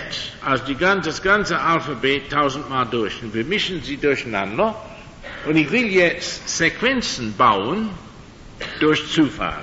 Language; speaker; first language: German; non-native, fluent; English